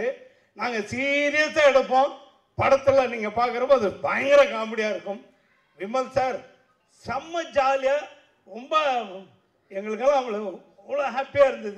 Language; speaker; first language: Tamil; native; Tamil